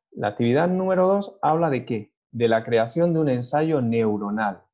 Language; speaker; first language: Spanish; native; Spanish